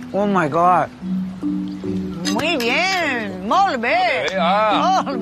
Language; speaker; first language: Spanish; non-native, learner; English